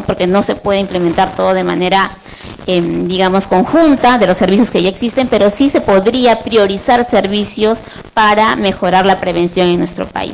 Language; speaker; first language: Spanish; native; Spanish